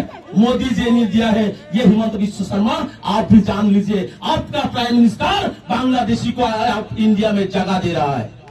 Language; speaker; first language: Hindi; non-native, local second language; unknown